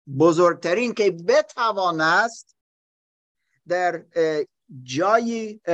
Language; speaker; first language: Persian; non-native, learner; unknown